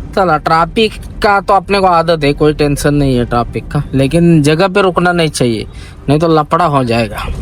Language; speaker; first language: Hindi; non-native, local second language; Marathi